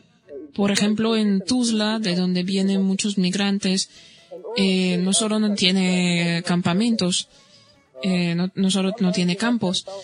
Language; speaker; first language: Spanish; non-native, fluent; Bosnian